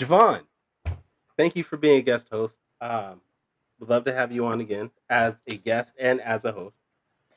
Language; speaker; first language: English; native; English